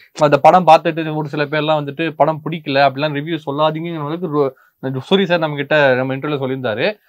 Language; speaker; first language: Tamil; native; Tamil